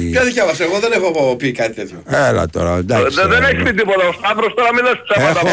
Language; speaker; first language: Greek; native; Greek